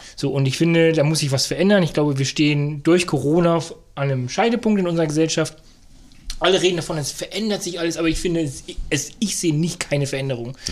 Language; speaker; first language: German; native; German